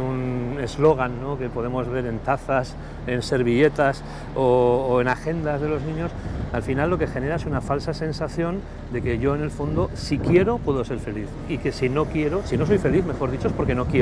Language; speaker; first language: Spanish; native; Spanish